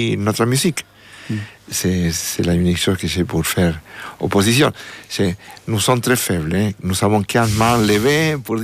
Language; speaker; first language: French; non-native, learner; Spanish